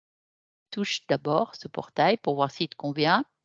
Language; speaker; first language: French; native; French